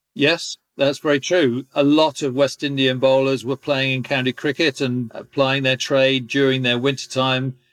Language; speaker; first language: English; native; English